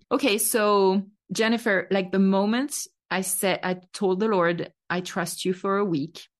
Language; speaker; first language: English; non-native, fluent; French